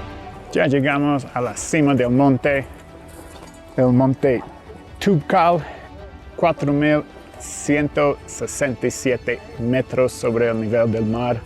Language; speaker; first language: Spanish; non-native, fluent; English